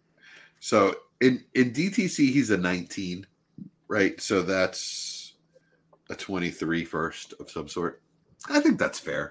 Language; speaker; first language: English; native; English